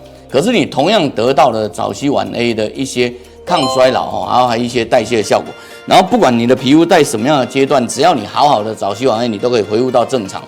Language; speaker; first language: Chinese; native; Chinese